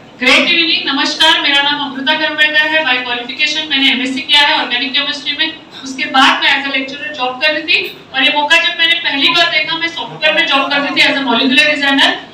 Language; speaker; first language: Hindi; non-native, local second language; Marathi